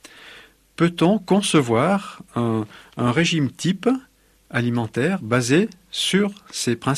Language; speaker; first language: French; native; French